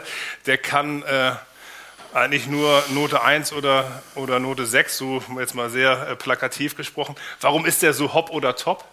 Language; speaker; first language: German; native; German